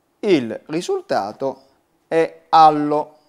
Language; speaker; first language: Italian; native; Italian